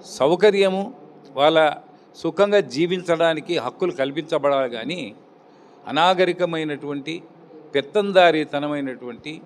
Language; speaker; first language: Telugu; native; Telugu